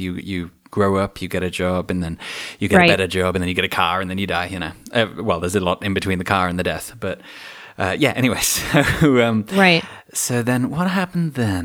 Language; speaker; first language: English; native; English